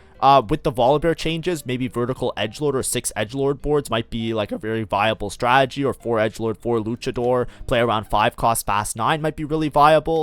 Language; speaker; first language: English; native; English